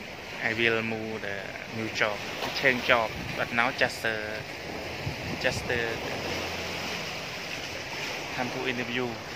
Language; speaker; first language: English; non-native, learner; Khmer